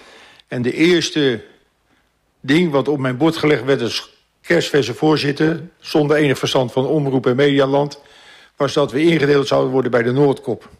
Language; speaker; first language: Dutch; native; Dutch